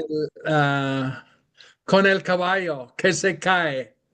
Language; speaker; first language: Spanish; non-native, fluent; English